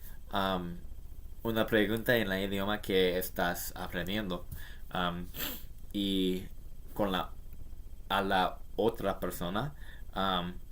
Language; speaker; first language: Spanish; non-native, learner; English